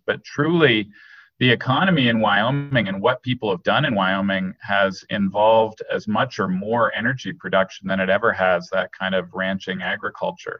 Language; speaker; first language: English; native; English